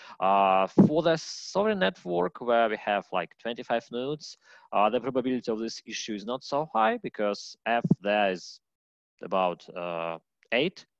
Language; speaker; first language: English; non-native, fluent; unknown